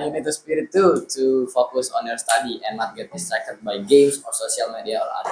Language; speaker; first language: English; non-native, learner; Indonesian